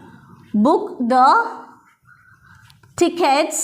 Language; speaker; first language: English; non-native, local second language; Tamil